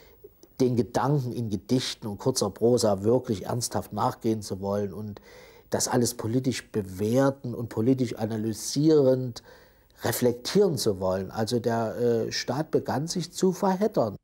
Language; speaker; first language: German; native; German